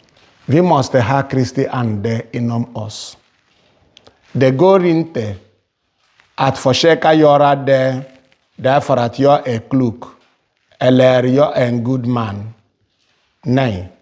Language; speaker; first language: Swedish; non-native, fluent; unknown